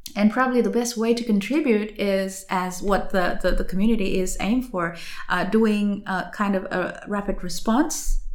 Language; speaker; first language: English; non-native, fluent; Indonesian